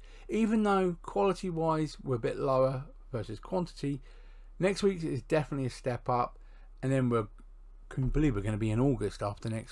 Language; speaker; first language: English; native; English